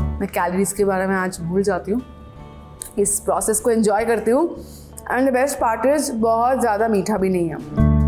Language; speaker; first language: Hindi; non-native, local second language; Bangla